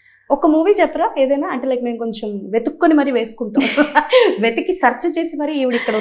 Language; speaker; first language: Telugu; native; Telugu